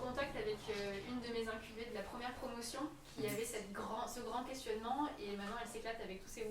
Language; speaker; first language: French; native; French